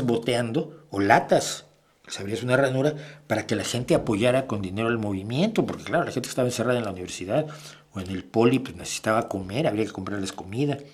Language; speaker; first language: Spanish; native; Spanish